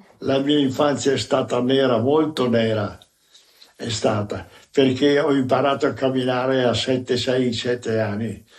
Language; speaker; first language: Italian; native; Italian